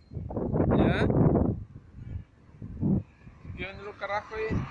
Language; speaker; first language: Spanish; native; Spanish